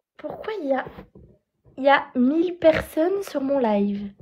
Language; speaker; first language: French; native; French